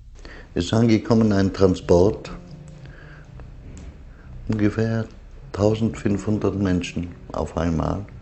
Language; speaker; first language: German; non-native, learner; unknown